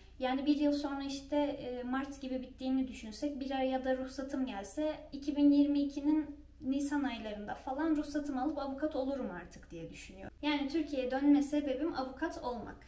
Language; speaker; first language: Turkish; native; Turkish